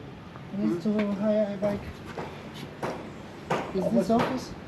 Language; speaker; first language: English; non-native, local second language; Swahili